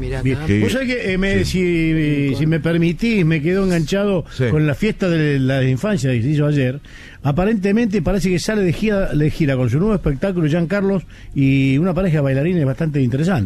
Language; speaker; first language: Spanish; native; Spanish